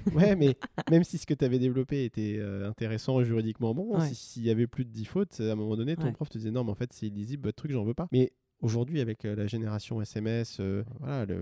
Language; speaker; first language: French; native; French